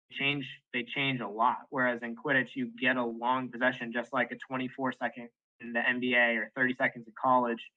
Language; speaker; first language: English; native; English